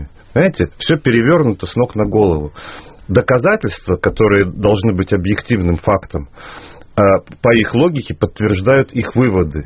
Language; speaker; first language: Russian; native; Russian